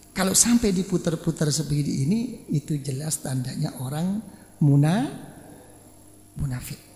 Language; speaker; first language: Malay; non-native, local second language; Javanese